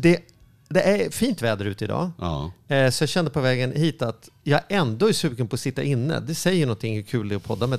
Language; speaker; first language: Swedish; native; Swedish